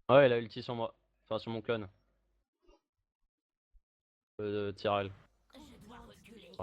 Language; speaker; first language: French; native; French